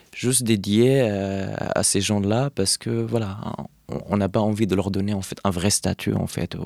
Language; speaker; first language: French; non-native, fluent; Arabic